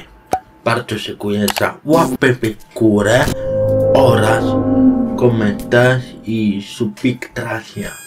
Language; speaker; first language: Polish; non-native, learner; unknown